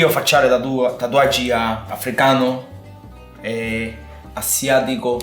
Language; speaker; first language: Italian; non-native, learner; Spanish